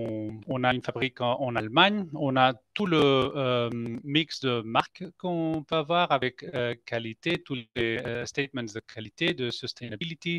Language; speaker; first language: French; non-native, fluent; Spanish